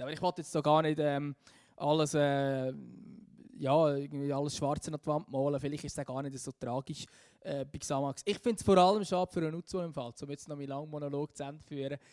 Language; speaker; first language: German; native; German